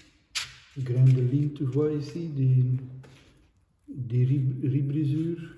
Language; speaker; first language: French; non-native, local second language; Dutch